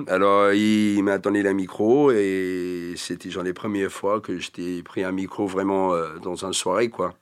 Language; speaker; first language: French; non-native, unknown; English